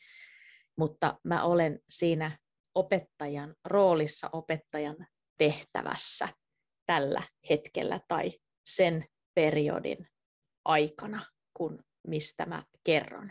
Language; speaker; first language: Finnish; native; Finnish